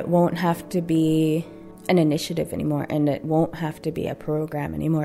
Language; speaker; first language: English; native; English